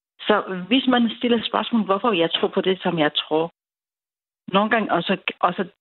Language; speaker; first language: Danish; non-native, learner; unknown